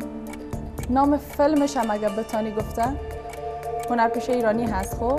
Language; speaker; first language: Persian; native; Persian